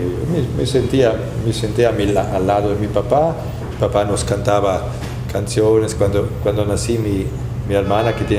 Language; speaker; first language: Spanish; non-native, fluent; German